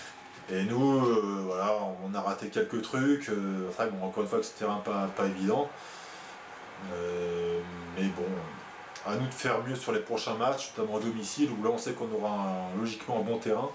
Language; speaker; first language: French; native; French